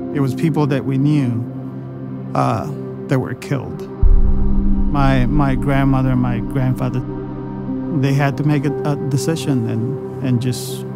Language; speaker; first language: English; early bilingual, other home language; Spanish